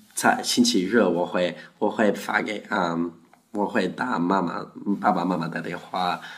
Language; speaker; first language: Chinese; non-native, learner; Afrikaans